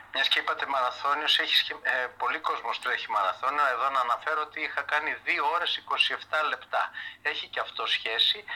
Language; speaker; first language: Greek; early bilingual, heritage; Greek